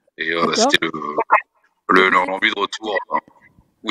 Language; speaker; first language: French; native; French